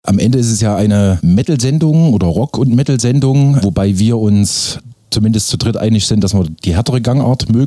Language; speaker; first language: German; native; German